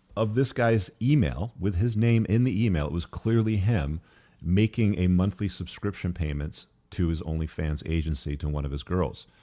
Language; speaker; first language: English; native; English